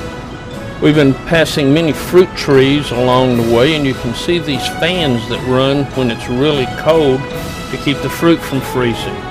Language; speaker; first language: English; native; English